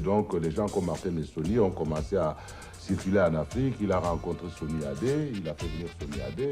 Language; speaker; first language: French; non-native, local second language; Duala